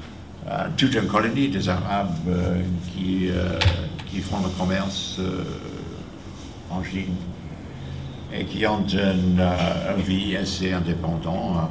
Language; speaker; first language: French; non-native, fluent; English